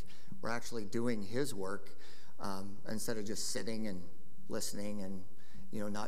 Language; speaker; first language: English; native; English